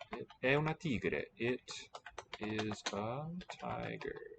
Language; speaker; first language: Italian; non-native, learner; English